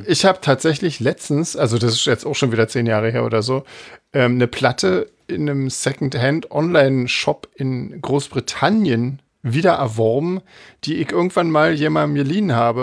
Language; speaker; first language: German; native; German